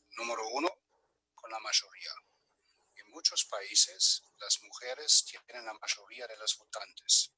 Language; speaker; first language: Spanish; non-native, fluent; German